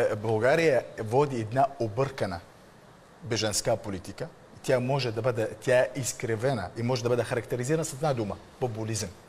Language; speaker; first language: Bulgarian; non-native, fluent; Arabic